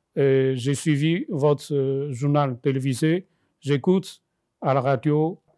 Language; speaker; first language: French; non-native, fluent; Chinese